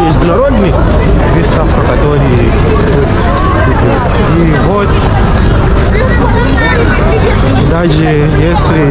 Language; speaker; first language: Russian; non-native, fluent; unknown